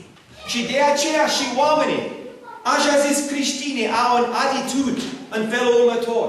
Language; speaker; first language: Romanian; non-native, learner; English